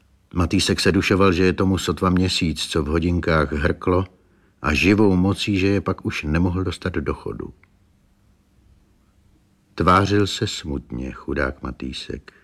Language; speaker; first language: Czech; native; Czech